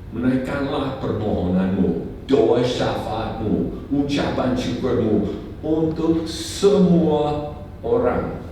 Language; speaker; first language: Indonesian; non-native, fluent; English